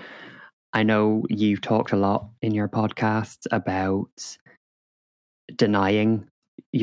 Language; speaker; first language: English; native; English